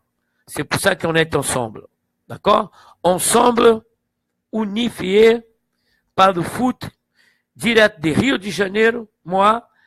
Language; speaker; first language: French; non-native, fluent; Portuguese